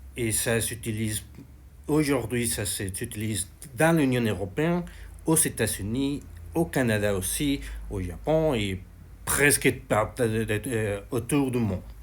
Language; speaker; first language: French; non-native, learner; Spanish